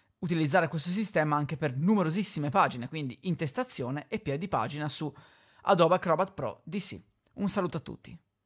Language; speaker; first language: Italian; native; Italian